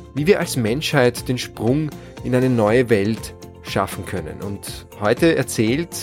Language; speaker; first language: German; native; German